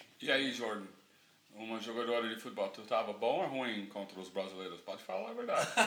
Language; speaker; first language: Portuguese; non-native, learner; English